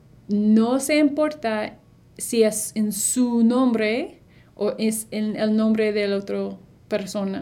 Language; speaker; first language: Spanish; non-native, fluent; English